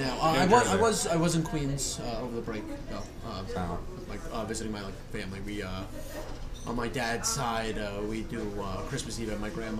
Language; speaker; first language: English; native; English